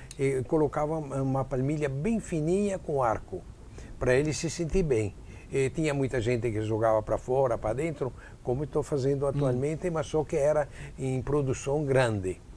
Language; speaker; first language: Portuguese; non-native, fluent; Italian